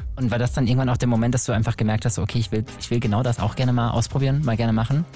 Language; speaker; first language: German; native; German